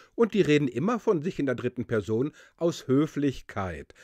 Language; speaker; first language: German; native; German